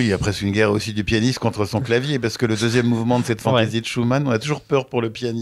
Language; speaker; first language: French; native; French